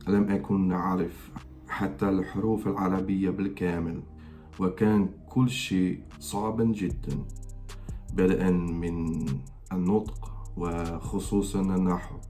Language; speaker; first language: Arabic; non-native, fluent; Croatian